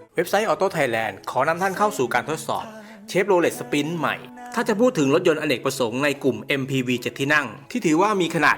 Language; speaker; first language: Thai; native; Thai